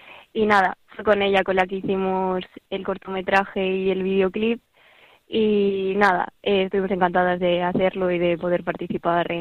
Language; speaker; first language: Spanish; native; Spanish